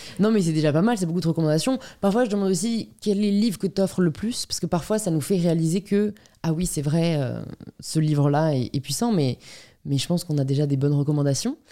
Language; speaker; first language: French; native; French